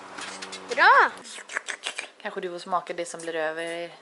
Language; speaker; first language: Swedish; native; Swedish